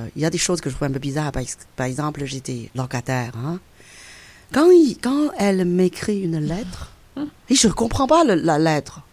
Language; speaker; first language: French; non-native, fluent; Chinese